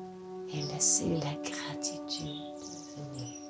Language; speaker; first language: French; non-native, fluent; English